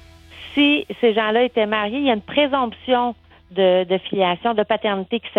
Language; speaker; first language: French; native; French